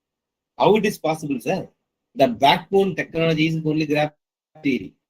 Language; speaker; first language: English; non-native, local second language; Tamil